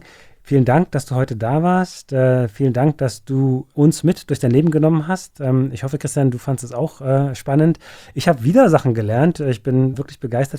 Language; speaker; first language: German; native; German